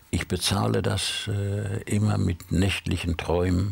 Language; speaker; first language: German; native; German